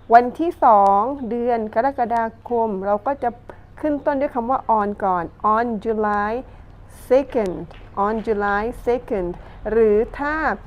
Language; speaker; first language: Thai; non-native, local second language; Pattani Malay